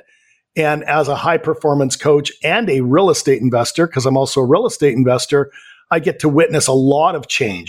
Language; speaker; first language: English; native; English